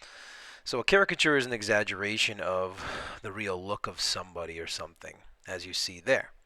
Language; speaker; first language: English; native; English